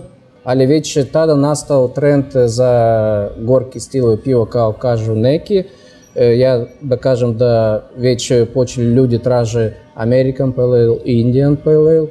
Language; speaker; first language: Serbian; non-native, fluent; Russian